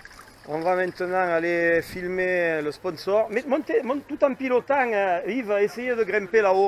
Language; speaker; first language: French; native; French